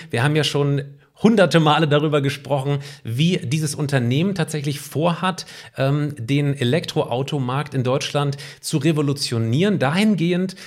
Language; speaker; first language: German; native; German